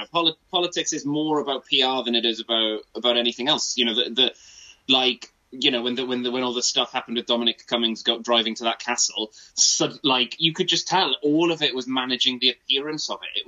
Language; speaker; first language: English; non-native, local second language; Welsh